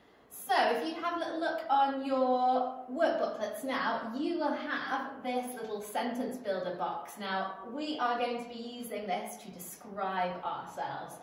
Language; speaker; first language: English; native; English